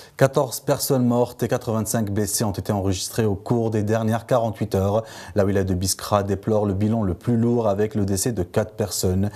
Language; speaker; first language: French; non-native, local second language; Arabic